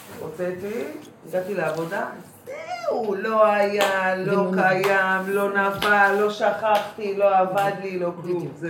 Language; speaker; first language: Hebrew; native; Hebrew